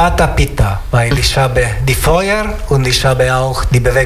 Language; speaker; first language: German; non-native, learner; Italian